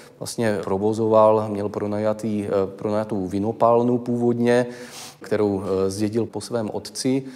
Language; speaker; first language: Czech; native; Czech